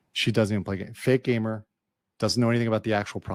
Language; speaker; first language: English; native; English